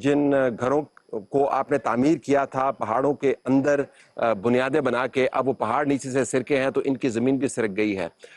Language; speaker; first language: Urdu; native; Urdu